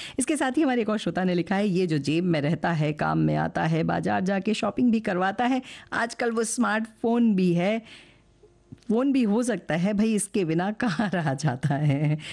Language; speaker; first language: Hindi; native; Hindi